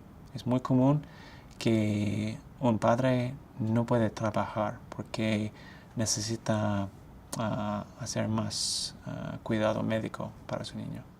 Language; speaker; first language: Spanish; non-native, fluent; English